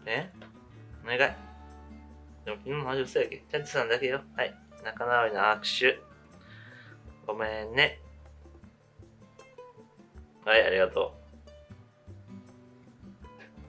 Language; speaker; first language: Japanese; native; Japanese